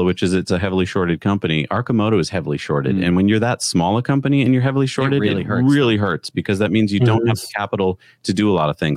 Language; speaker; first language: English; native; English